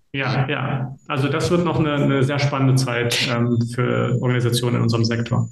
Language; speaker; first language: German; early bilingual, other home language; Serbian